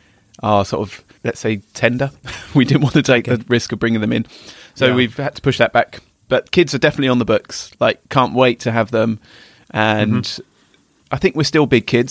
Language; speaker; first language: English; native; English